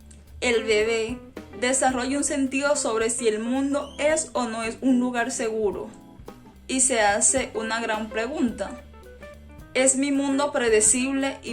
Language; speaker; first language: Spanish; native; Spanish